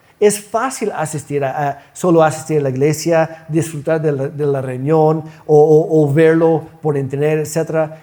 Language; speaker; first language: Spanish; non-native, fluent; English